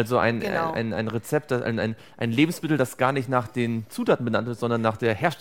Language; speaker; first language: German; native; German